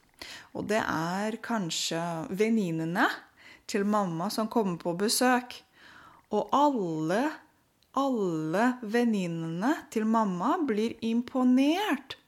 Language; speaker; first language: Norwegian; non-native, fluent; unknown